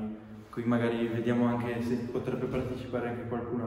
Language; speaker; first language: Italian; native; Italian